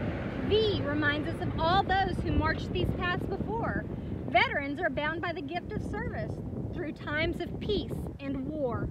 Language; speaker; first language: English; native; English